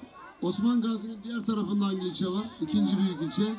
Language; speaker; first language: Turkish; native; Turkish